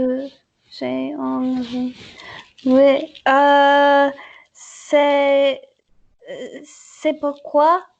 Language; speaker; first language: French; non-native, learner; English